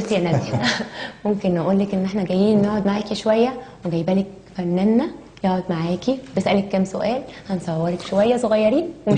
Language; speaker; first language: Arabic; native; Arabic